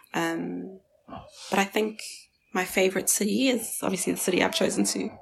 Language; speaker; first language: English; early bilingual, other home language; Chinese